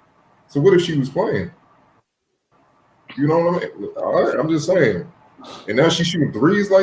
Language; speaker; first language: English; native; English